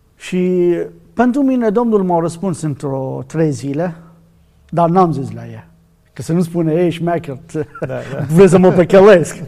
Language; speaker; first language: Romanian; non-native, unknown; Arabic